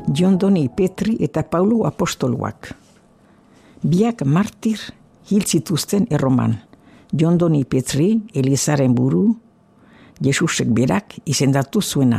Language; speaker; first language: Basque; native; Basque